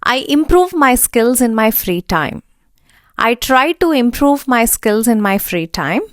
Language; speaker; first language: English; non-native, local second language; Telugu